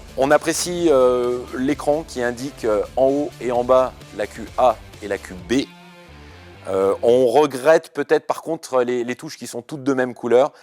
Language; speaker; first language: French; native; French